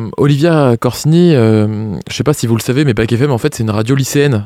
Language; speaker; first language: French; native; French